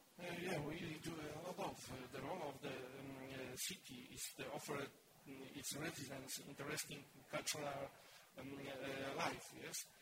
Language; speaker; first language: English; non-native, learner; Polish